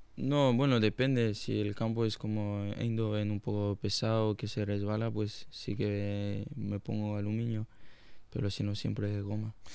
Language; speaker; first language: Spanish; non-native, fluent; French